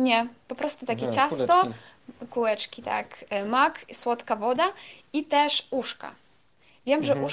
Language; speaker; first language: Polish; non-native, fluent; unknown